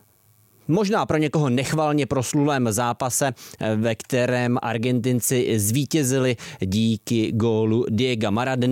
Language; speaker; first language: Czech; native; Czech